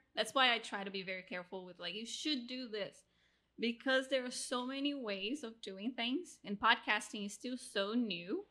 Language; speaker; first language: English; non-native, fluent; Portuguese